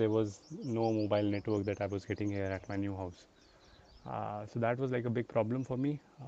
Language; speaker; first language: English; non-native, local second language; Hindi